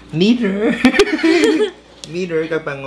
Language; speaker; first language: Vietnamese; non-native, learner; Korean